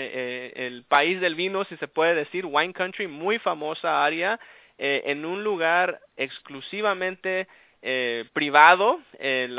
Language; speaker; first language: Spanish; early bilingual, heritage; Spanish